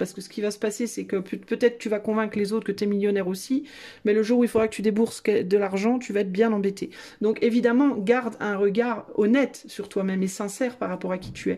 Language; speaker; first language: French; native; French